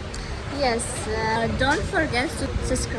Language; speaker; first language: English; non-native, learner; Russian